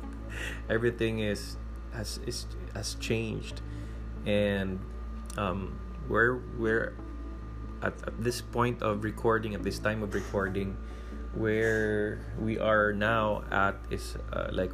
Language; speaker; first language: English; non-native, local second language; Cebuano